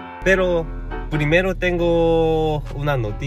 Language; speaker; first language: Spanish; non-native, learner; Korean